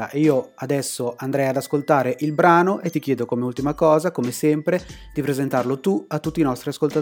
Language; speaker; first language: Italian; native; Italian